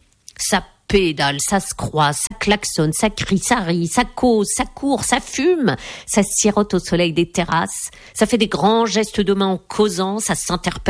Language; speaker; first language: French; native; French